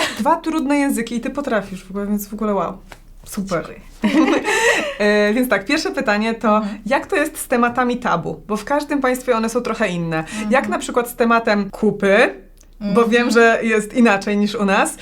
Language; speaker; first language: Polish; native; Polish